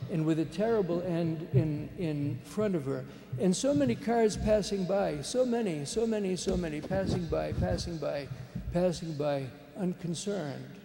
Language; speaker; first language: English; native; English